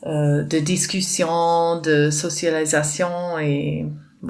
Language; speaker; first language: French; non-native, fluent; English